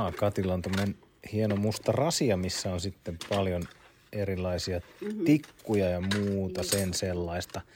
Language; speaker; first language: Finnish; native; Finnish